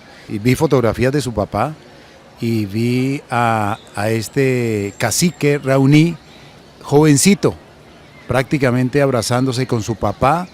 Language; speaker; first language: Spanish; native; Spanish